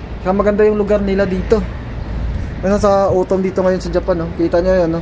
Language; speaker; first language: Filipino; native; Filipino